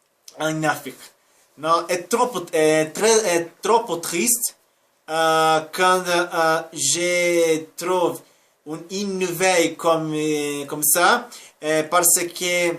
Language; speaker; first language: French; non-native, learner; Spanish